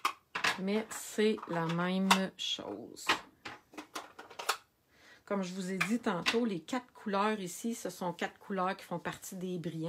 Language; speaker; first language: French; native; French